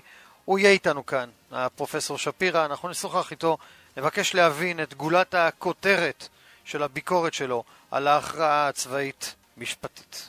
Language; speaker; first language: Hebrew; native; Hebrew